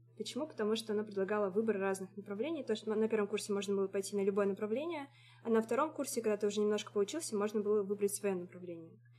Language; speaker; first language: Russian; native; Russian